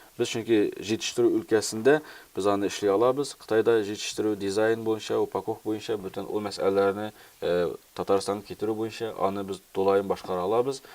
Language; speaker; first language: Tatar; early bilingual, heritage; Tatar